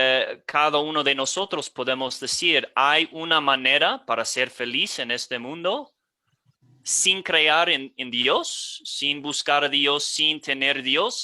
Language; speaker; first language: Spanish; non-native, fluent; English